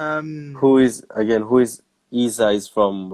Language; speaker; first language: English; non-native, learner; Thai